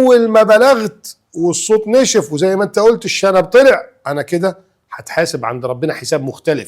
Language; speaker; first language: Arabic; native; Arabic